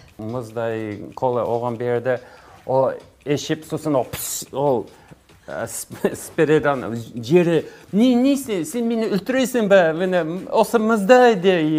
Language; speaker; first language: Kazakh; non-native, learner; English